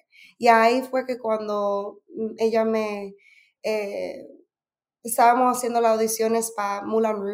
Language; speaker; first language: Spanish; early bilingual, heritage; Spanish